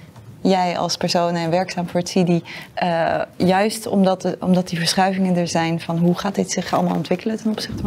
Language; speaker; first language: Dutch; native; Dutch